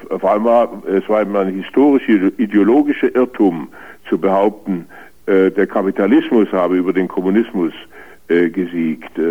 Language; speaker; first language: German; native; German